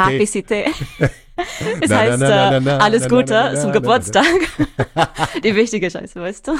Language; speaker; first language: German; non-native, fluent; English